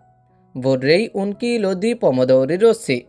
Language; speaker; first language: Italian; non-native, fluent; Bangla